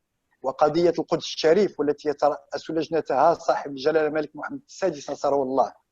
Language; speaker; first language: Arabic; native; Arabic